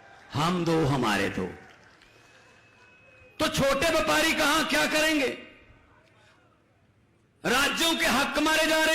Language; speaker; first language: Hindi; non-native, local second language; Punjabi